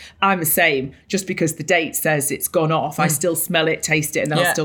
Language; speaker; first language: English; native; English